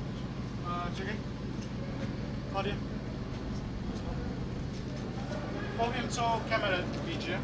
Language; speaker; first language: Polish; non-native, learner; English